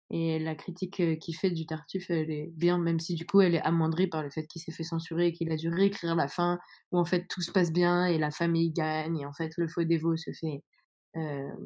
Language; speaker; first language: French; native; French